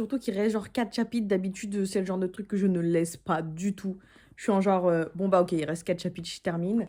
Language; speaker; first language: French; native; French